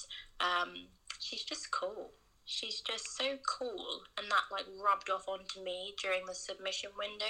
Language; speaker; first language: English; native; English